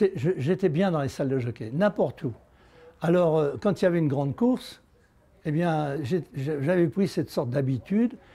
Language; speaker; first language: French; native; French